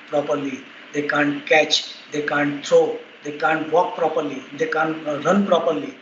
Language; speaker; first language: English; non-native, local second language; Gujarati